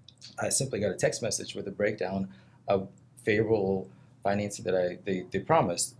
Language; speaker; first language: English; non-native, fluent; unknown